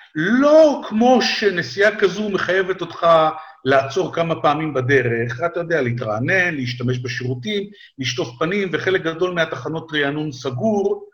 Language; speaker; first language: Hebrew; native; Hebrew